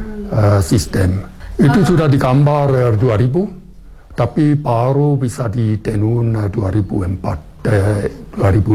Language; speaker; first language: Indonesian; non-native, fluent; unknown